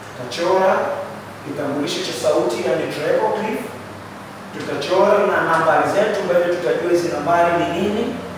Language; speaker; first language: Swahili; native; Swahili